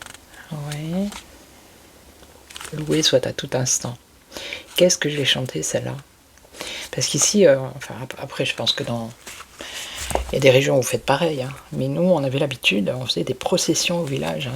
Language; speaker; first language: French; native; French